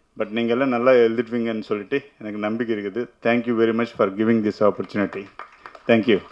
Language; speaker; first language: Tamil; non-native, learner; Telugu